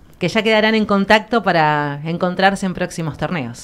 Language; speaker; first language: Spanish; native; Spanish